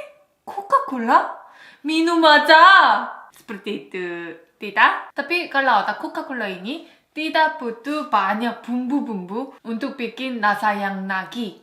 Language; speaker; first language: Indonesian; non-native, fluent; Korean